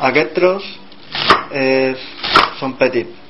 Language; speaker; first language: Catalan; non-native, learner; Spanish